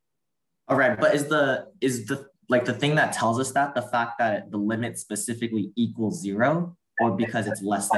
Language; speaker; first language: English; native; English